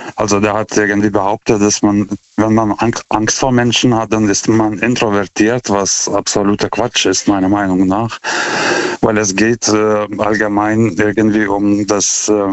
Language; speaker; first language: German; non-native, fluent; Lithuanian